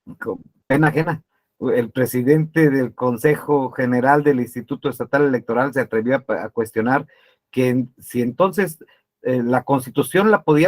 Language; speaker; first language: Spanish; native; Spanish